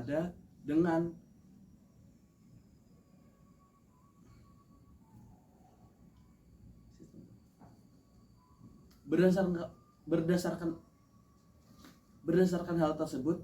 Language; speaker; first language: Indonesian; non-native, local second language; Javanese